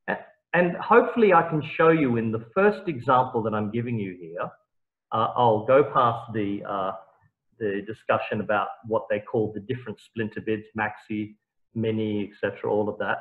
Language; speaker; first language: English; native; English